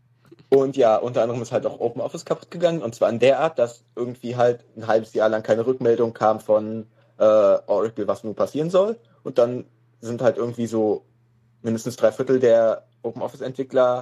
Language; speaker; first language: German; native; German